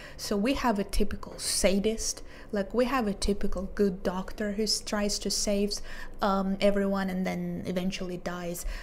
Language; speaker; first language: English; non-native, fluent; Hebrew